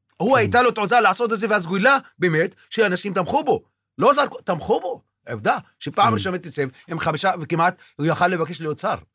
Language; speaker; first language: Hebrew; non-native, local second language; Arabic